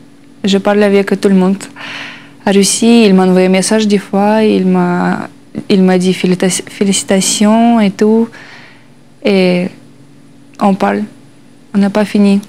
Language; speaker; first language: French; non-native, learner; Russian